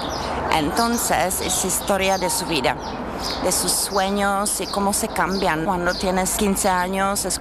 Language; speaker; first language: Spanish; non-native, fluent; Czech